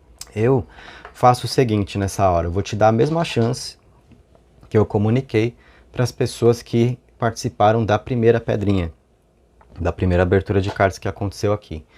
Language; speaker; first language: Portuguese; native; Portuguese